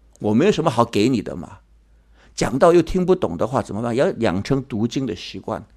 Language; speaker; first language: Chinese; early bilingual, heritage; Chinese